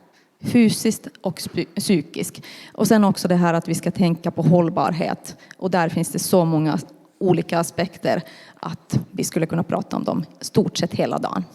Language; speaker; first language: Swedish; non-native, local second language; Finnish